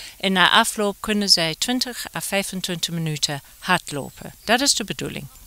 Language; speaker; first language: Dutch; non-native, fluent; English